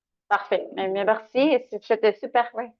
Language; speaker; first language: French; non-native, fluent; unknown